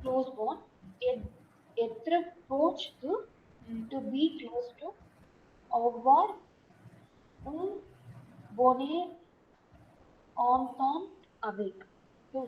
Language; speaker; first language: French; non-native, learner; Tamil